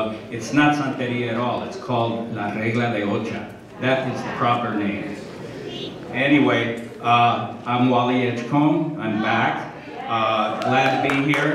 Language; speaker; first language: English; early bilingual, other home language; Spanish